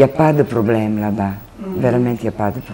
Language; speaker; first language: French; non-native, learner; Italian